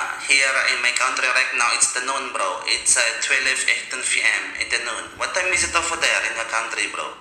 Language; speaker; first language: English; non-native, learner; Indonesian